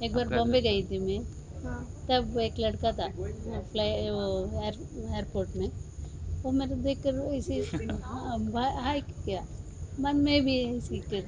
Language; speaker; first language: Hindi; non-native, local second language; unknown